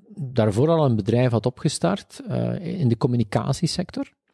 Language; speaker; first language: Dutch; native; Dutch